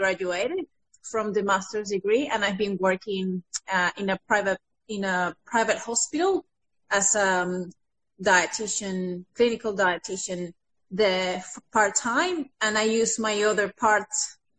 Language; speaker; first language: English; non-native, fluent; Spanish